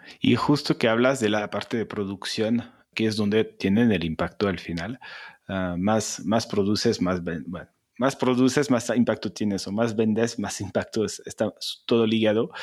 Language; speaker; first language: Spanish; non-native, fluent; French